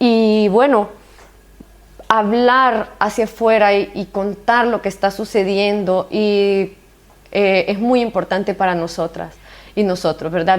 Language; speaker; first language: Spanish; native; Spanish